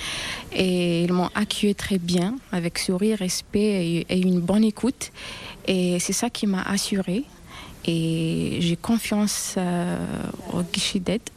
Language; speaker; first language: French; non-native, local second language; Arabic